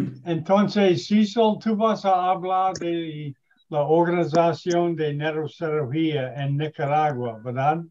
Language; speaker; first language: Spanish; non-native, learner; English